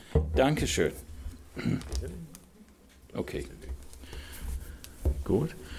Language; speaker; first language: German; non-native, fluent; English